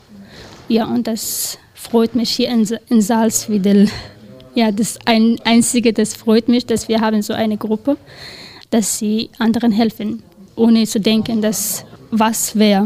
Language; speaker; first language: German; non-native, learner; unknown